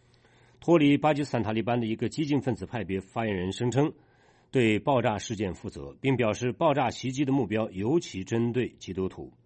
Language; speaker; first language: Chinese; native; Chinese